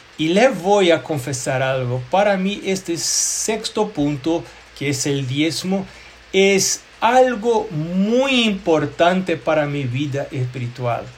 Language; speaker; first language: Spanish; non-native, fluent; Portuguese